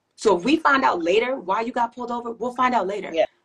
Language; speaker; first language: English; native; English